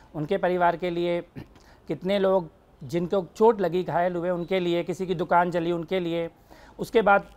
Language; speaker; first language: Hindi; native; Hindi